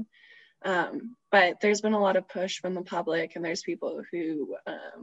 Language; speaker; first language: English; native; English